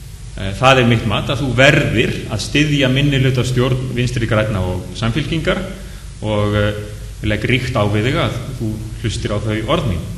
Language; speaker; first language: Icelandic; native; Icelandic